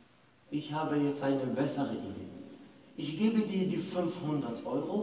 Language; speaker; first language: German; non-native, fluent; Arabic